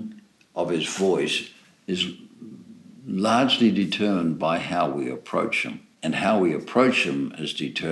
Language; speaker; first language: English; native; English